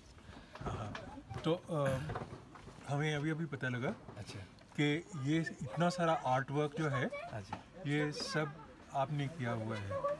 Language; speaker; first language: Hindi; native; Hindi